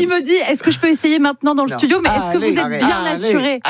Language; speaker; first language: French; native; French